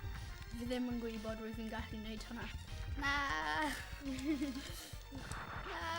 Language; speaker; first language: Welsh; non-native, local second language; English